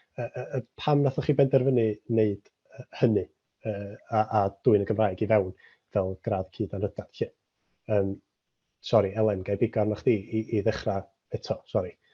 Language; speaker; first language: Welsh; native; Welsh